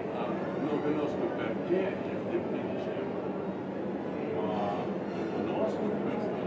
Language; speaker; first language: Italian; non-native, learner; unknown